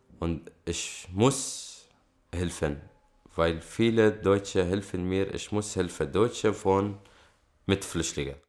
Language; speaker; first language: German; non-native, learner; Arabic